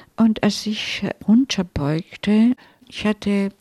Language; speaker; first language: German; non-native, fluent; Italian